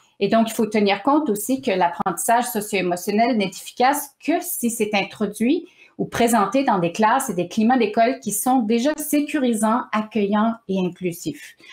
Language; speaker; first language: French; native; French